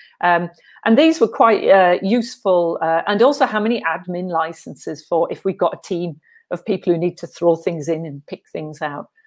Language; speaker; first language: English; native; English